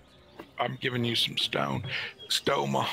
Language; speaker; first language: English; native; English